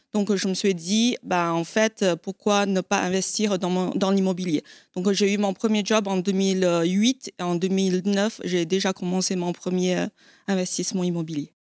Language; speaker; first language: French; non-native, fluent; Chinese